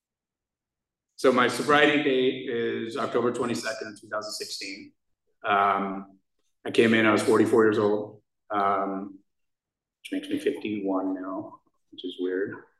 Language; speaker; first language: English; native; English